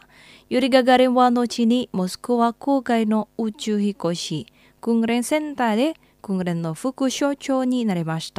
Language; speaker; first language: Japanese; non-native, fluent; Indonesian